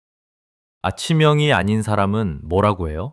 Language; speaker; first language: Korean; non-native, fluent; English